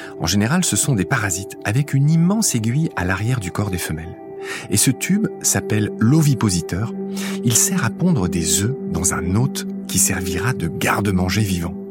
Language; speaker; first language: French; native; French